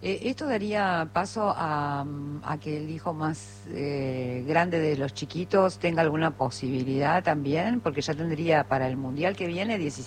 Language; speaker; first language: Spanish; native; Spanish